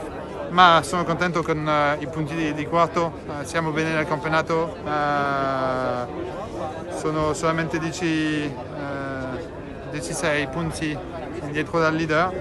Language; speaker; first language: Italian; non-native, learner; French